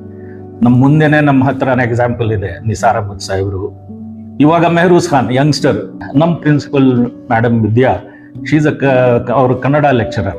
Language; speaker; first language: Kannada; non-native, local second language; Urdu